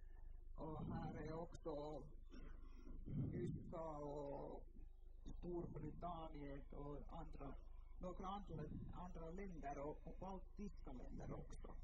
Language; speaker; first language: Swedish; non-native, local second language; Finnish